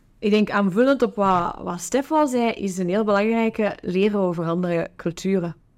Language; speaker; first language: Dutch; native; Dutch